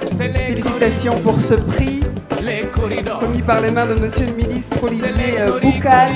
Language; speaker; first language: French; non-native, local second language; Wolof